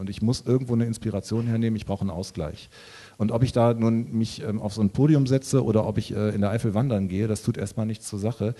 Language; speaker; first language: German; native; German